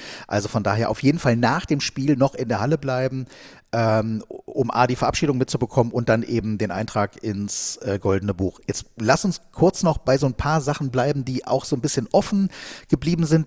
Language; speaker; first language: German; native; German